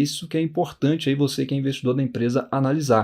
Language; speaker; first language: Portuguese; native; Portuguese